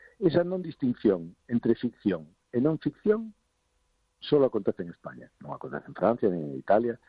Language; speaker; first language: Galician; non-native, local second language; Spanish